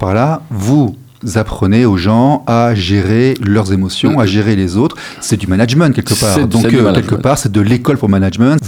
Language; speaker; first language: French; native; French